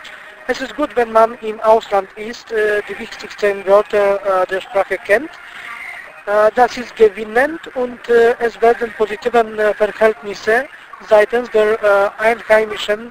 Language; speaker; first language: German; non-native, fluent; Bulgarian